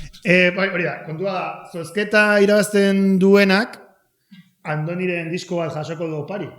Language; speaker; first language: Basque; native; Basque